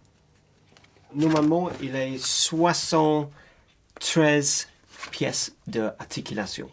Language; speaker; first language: French; non-native, learner; English